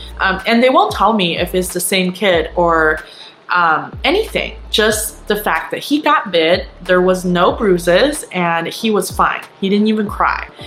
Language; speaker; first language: English; non-native, fluent; Chinese